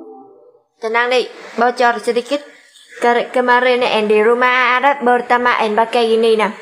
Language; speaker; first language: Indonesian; non-native, learner; Vietnamese